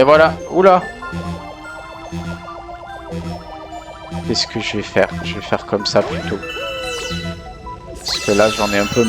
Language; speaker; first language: French; native; French